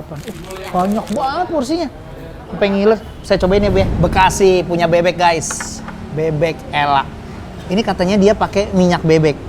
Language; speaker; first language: Indonesian; native; Indonesian